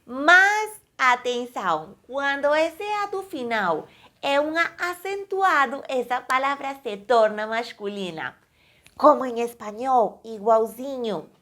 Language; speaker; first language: Portuguese; non-native, fluent; Spanish